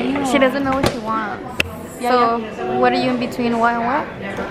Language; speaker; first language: English; early bilingual, other home language; Spanish